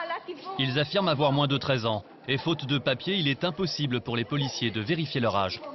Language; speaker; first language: French; native; French